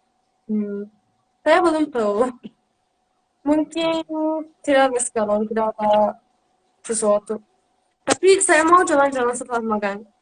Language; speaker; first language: Indonesian; non-native, learner; Turkish